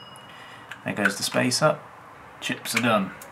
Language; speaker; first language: English; native; English